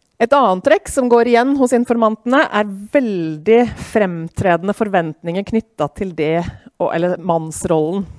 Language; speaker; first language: Norwegian; native; Norwegian